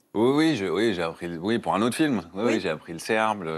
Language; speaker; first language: French; native; French